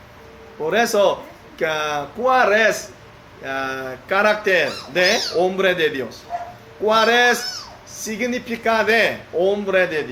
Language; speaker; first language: Spanish; non-native, learner; Korean